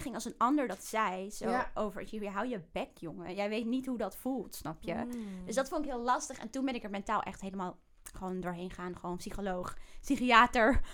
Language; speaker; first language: Dutch; native; Dutch